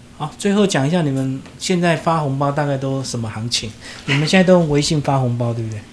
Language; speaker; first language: Chinese; native; Chinese